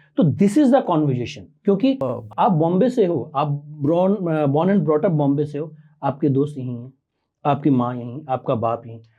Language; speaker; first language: Hindi; native; Hindi